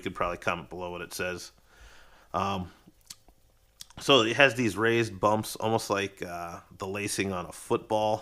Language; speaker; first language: English; native; English